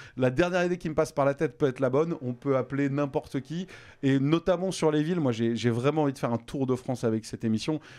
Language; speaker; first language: French; native; French